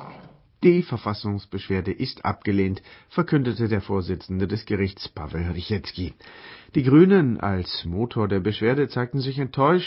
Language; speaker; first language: German; native; German